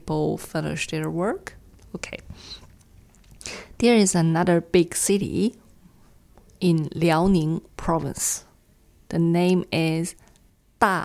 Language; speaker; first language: English; non-native, fluent; Chinese